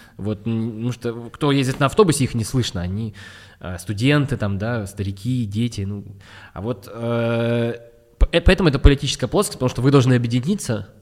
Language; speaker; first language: Russian; native; Russian